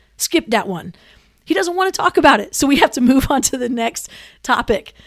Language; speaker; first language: English; native; English